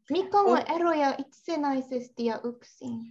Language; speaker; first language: Finnish; non-native, learner; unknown